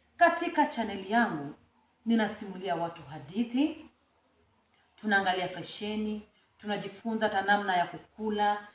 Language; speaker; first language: Swahili; non-native, local second language; Luo (Kenya and Tanzania)